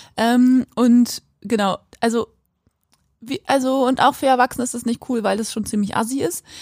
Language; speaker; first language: German; native; German